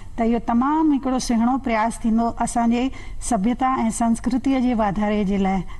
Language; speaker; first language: Sindhi; native; Sindhi